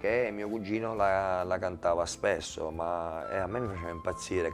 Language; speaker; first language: Italian; native; Italian